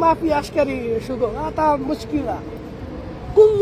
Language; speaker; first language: Arabic; non-native, learner; Bangla